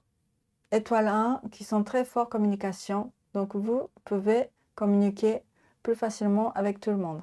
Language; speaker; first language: French; non-native, learner; Japanese